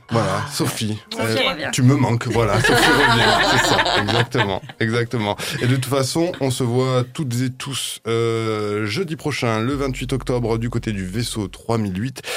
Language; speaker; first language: French; native; French